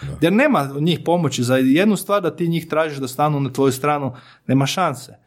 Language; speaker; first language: Croatian; native; Croatian